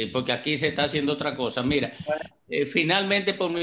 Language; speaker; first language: Spanish; native; Spanish